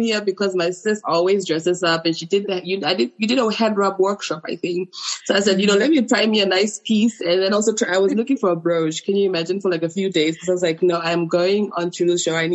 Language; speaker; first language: English; non-native, local second language; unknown